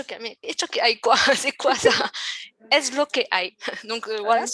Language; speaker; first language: French; native; French